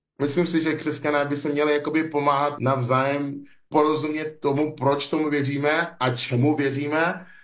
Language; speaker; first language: Czech; non-native, fluent; English